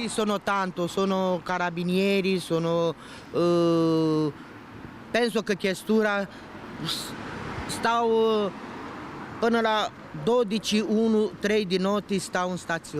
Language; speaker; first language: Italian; non-native, learner; Romanian